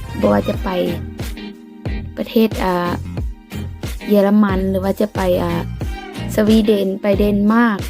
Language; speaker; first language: Thai; non-native, local second language; Lao